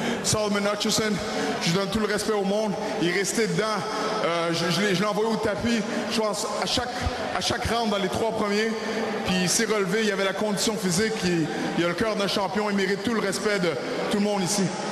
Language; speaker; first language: French; native; French